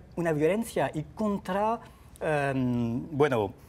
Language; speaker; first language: Spanish; non-native, fluent; French